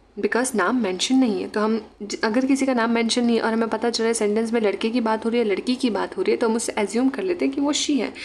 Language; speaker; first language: Hindi; non-native, local second language; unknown